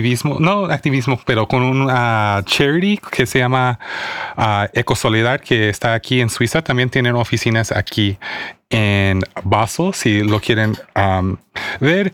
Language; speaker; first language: Spanish; non-native, fluent; English